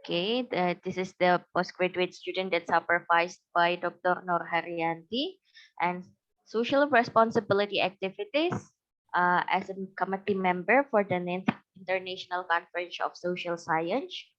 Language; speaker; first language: English; non-native, fluent; Indonesian